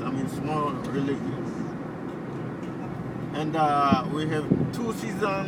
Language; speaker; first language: English; non-native, local second language; Swahili